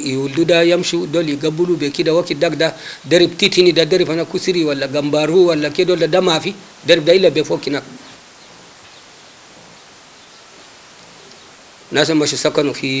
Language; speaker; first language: Arabic; non-native, local second language; Hausa